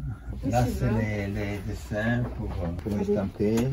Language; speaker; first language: French; non-native, fluent; Italian